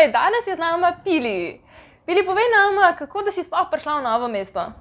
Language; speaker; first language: Slovenian; native; Slovenian